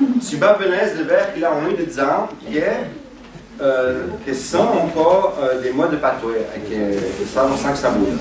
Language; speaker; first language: French; native; French